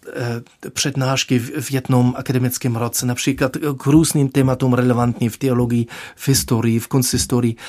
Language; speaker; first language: Czech; non-native, fluent; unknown